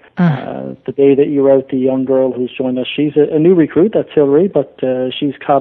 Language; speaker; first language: English; native; English